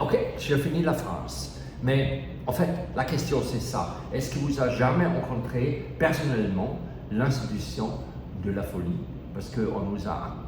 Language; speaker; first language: French; non-native, learner; German